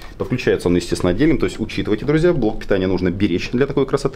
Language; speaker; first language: Russian; native; Russian